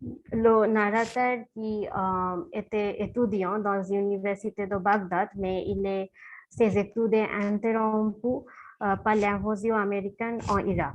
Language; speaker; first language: French; non-native, fluent; Bangla